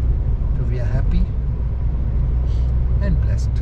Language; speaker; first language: English; non-native, fluent; Hindi